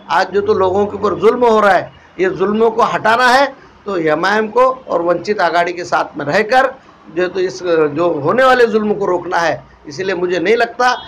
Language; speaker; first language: Hindi; non-native, local second language; Marathi